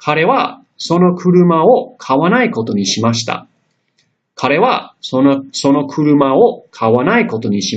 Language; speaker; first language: Japanese; non-native, fluent; English